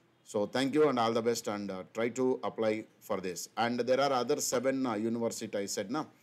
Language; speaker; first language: English; non-native, local second language; Telugu